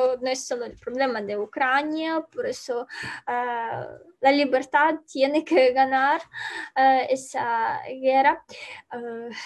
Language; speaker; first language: Spanish; non-native, learner; Ukrainian